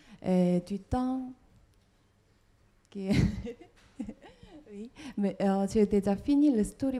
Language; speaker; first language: French; non-native, fluent; Korean